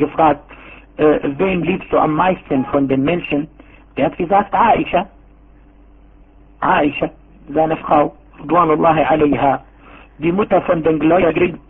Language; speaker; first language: German; non-native, fluent; Arabic